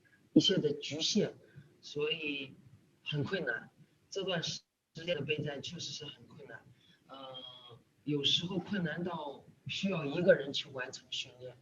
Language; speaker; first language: Chinese; native; Chinese